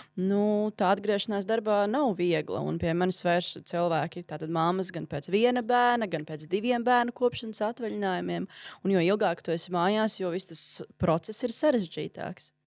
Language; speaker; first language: Latvian; native; Latvian